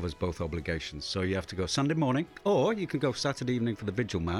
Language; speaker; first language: English; native; English